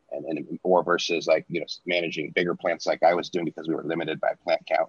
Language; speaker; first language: English; native; English